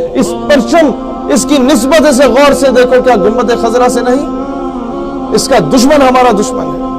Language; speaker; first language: Urdu; non-native, local second language; Punjabi